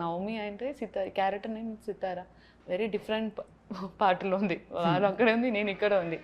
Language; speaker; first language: Telugu; non-native, learner; Malayalam